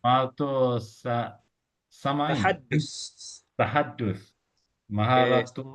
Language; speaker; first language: Arabic; non-native, learner; Malay